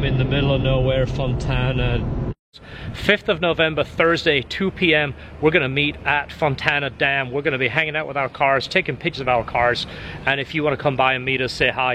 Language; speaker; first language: English; native; English